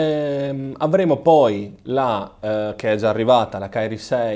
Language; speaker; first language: Italian; native; Italian